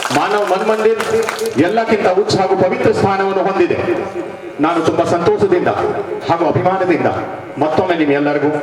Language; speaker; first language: Kannada; non-native, local second language; Hindi